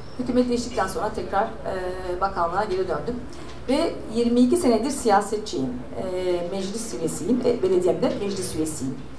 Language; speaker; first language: Turkish; native; Turkish